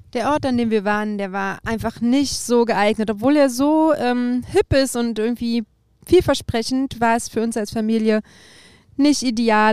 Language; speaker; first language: German; native; German